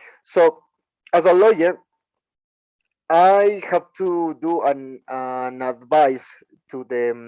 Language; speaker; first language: English; non-native, learner; Spanish